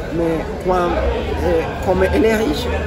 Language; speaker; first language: French; non-native, learner; Spanish